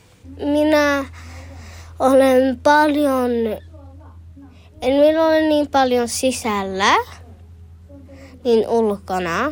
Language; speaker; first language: Finnish; early bilingual, heritage; Finnish